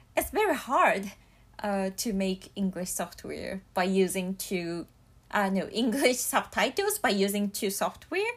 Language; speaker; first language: English; non-native, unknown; Japanese